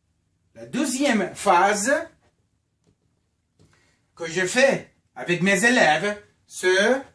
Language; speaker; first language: French; non-native, fluent; Spanish